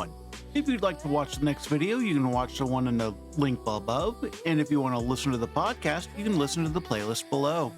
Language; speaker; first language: English; native; English